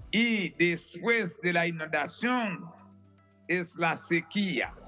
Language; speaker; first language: Spanish; non-native, fluent; Haitian Creole